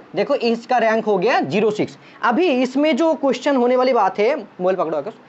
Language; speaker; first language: Hindi; non-native, local second language; Bangla